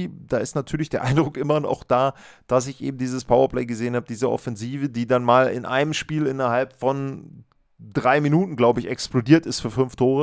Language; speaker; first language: German; native; German